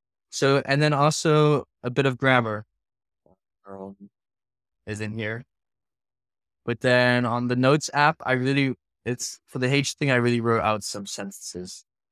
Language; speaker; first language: English; early bilingual, other home language; Dutch